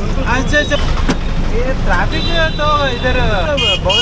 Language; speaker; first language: Hindi; non-native, local second language; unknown